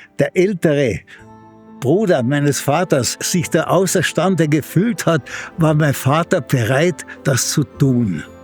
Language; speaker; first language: German; non-native, local second language; Slovenian